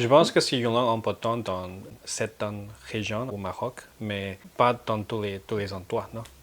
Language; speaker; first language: French; non-native, fluent; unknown